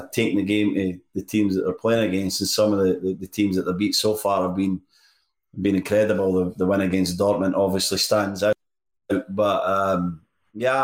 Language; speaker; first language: English; native; English